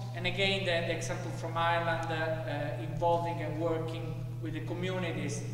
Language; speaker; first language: English; non-native, fluent; Italian